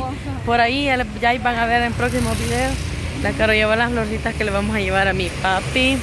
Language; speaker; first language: Spanish; native; Spanish